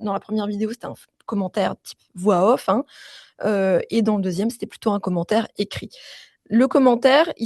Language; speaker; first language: French; native; French